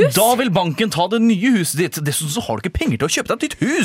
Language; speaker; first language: Norwegian; native; Norwegian